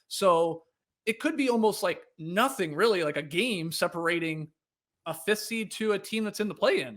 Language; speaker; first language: English; native; English